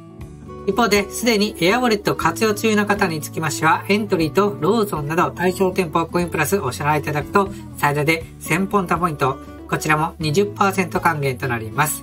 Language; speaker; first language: Japanese; native; Japanese